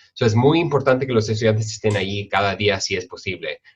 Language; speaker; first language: Spanish; early bilingual, heritage; Spanish